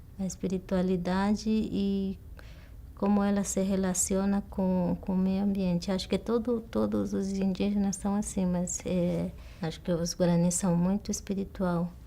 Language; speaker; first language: Portuguese; non-native, local second language; Guarani